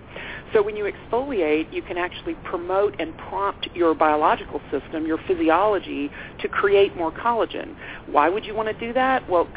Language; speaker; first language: English; native; English